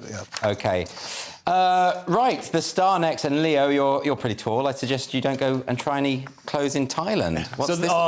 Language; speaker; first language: English; native; English